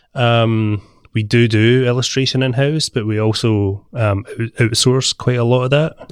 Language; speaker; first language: English; native; English